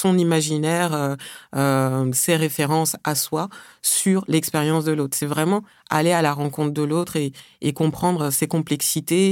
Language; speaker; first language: French; early bilingual, other home language; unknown